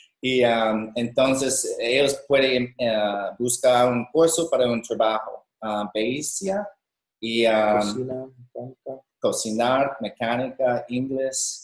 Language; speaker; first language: Spanish; non-native, learner; English